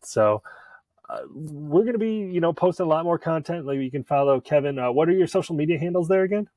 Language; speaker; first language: English; native; English